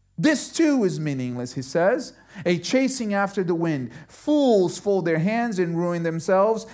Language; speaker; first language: English; early bilingual, other home language; German